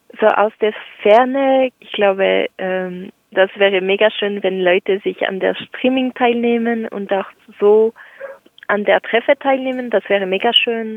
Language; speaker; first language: German; non-native, local second language; French